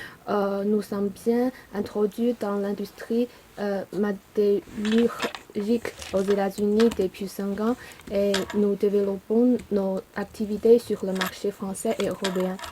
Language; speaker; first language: French; non-native, learner; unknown